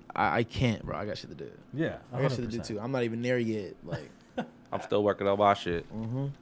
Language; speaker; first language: English; native; English